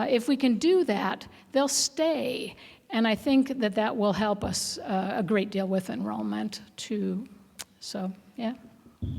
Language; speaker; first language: English; native; English